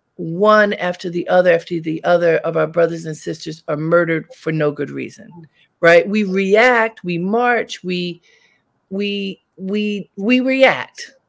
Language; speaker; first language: English; native; English